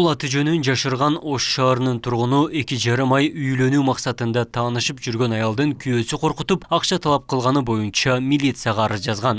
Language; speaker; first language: Kyrgyz; native; Kyrgyz